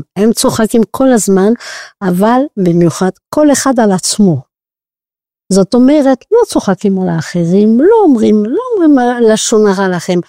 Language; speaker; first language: Hebrew; non-native, fluent; French